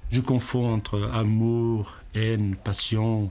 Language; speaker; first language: French; non-native, fluent; Portuguese